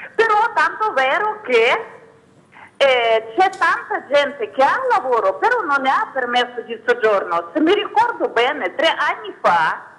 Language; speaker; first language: Italian; non-native, fluent; Ukrainian